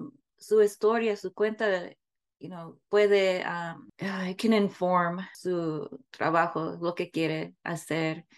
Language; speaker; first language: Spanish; early bilingual, heritage; English